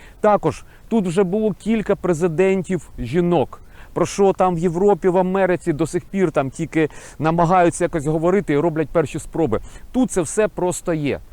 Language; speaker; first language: Ukrainian; native; Ukrainian